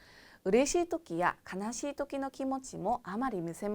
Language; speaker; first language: Japanese; non-native, fluent; Korean